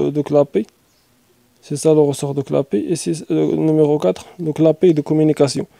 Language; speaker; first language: French; non-native, local second language; Arabic